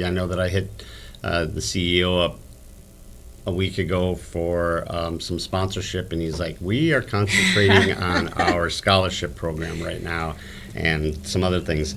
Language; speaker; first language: English; native; English